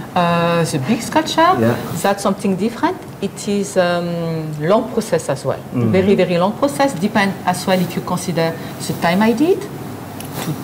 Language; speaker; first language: English; non-native, learner; French